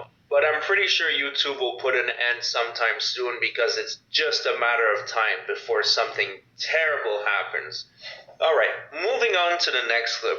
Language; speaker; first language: English; native; English